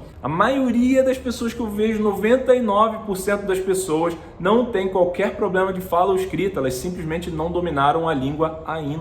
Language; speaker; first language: Portuguese; native; Portuguese